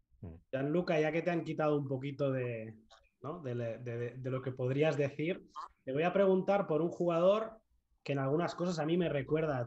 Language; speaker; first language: Spanish; native; Spanish